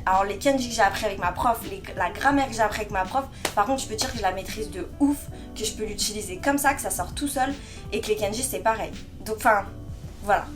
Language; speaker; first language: French; native; French